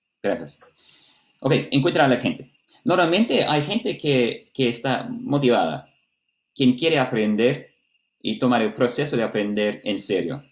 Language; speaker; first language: Spanish; non-native, fluent; Portuguese